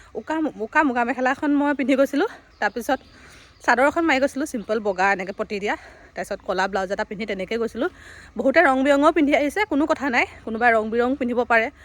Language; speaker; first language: Assamese; native; Assamese